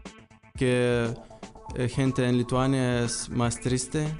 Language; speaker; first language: Spanish; non-native, learner; Lithuanian